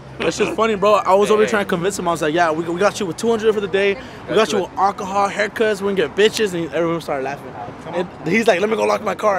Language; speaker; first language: English; early bilingual, other home language; Spanish